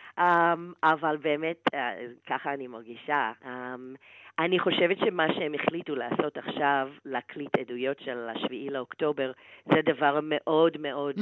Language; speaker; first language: Hebrew; non-native, fluent; English